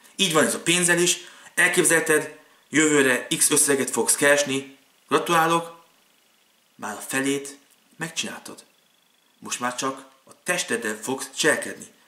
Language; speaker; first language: Hungarian; early bilingual, other home language; German